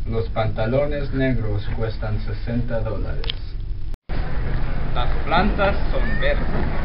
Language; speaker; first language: Spanish; non-native, learner; English